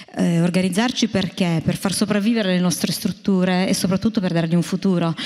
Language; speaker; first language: Italian; native; Italian